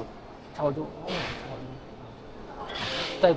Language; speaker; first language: Chinese; non-native, learner; Amharic